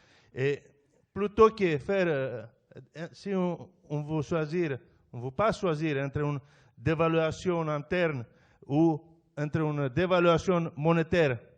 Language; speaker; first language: French; non-native, fluent; Greek